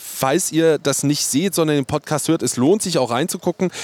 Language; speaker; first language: German; native; German